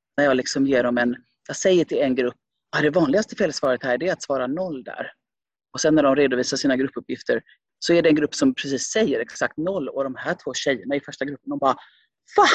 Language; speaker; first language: Swedish; early bilingual, other home language; Finnish